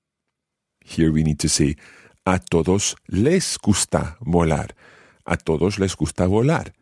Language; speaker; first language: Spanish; non-native, fluent; English